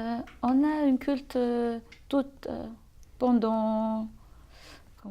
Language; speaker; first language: French; non-native, local second language; Malagasy